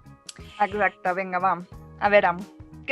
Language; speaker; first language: Catalan; native; Catalan